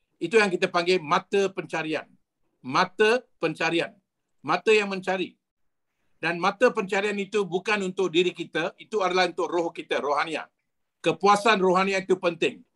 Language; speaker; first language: Malay; non-native, local second language; Tamil